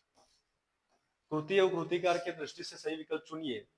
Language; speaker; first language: Hindi; non-native, local second language; Gujarati